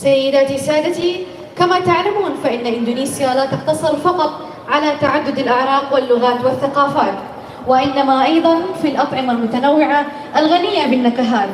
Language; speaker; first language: Arabic; native; Arabic